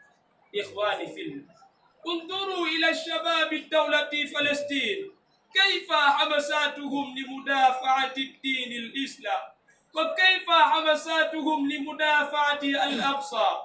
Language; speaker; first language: Arabic; non-native, learner; Achinese